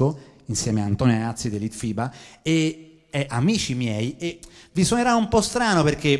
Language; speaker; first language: Italian; native; Italian